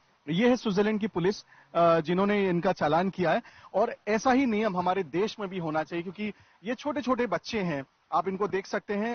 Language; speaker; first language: Hindi; native; Hindi